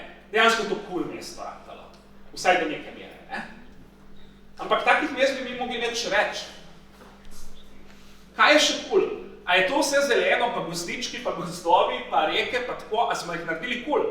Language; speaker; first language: Slovenian; native; Slovenian